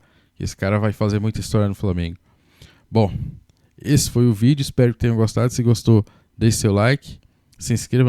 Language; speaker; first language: Portuguese; native; Portuguese